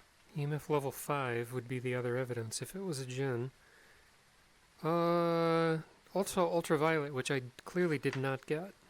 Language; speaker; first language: English; native; English